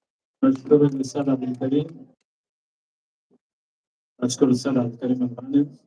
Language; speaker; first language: Arabic; native; Arabic